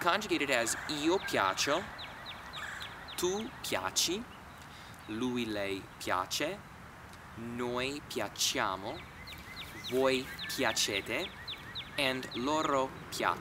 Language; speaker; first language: Italian; non-native, fluent; English